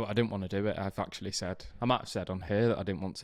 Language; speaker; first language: English; native; English